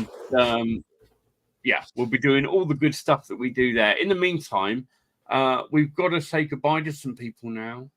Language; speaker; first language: English; native; English